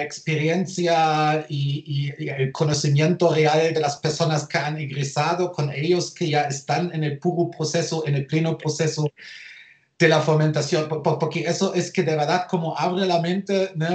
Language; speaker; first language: Spanish; non-native, fluent; German